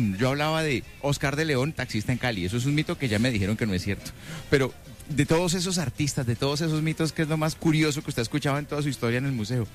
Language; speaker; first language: Spanish; native; Spanish